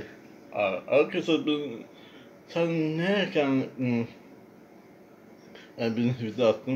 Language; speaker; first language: Turkish; non-native, learner; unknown